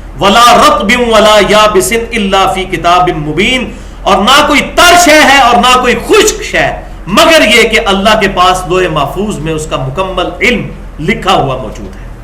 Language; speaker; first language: Urdu; non-native, local second language; Punjabi